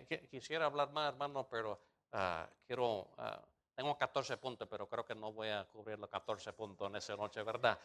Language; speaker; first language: Spanish; non-native, fluent; English